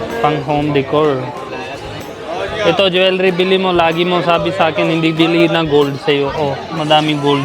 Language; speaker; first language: Filipino; non-native, learner; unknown